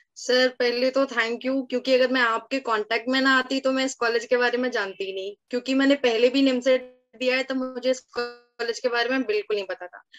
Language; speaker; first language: Hindi; native; Hindi